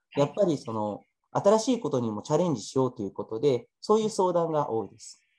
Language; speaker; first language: Japanese; early bilingual, other home language; Chinese